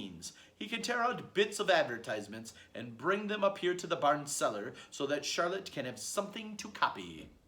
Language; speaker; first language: English; native; English